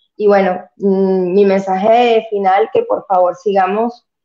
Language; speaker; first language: Spanish; native; Spanish